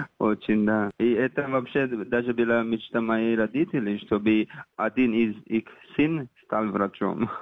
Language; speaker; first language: Russian; non-native, fluent; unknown